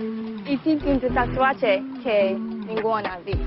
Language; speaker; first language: Catalan; non-native, learner; English